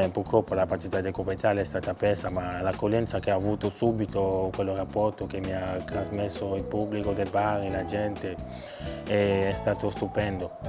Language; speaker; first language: Italian; non-native, fluent; French